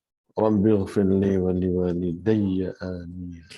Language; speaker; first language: Arabic; non-native, fluent; Javanese